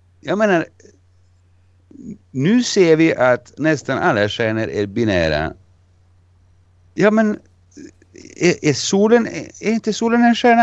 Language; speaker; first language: Swedish; non-native, fluent; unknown